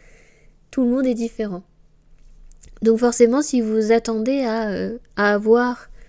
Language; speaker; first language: French; native; French